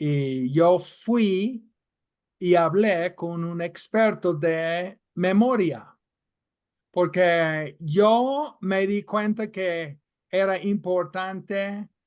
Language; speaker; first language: Spanish; non-native, fluent; English